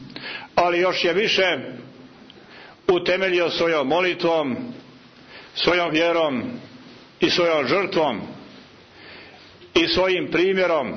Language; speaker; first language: Croatian; native; Croatian